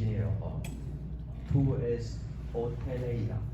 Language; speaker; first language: Portuguese; non-native, learner; English